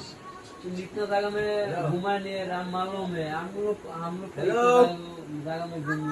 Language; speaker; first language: Hindi; non-native, local second language; Bangla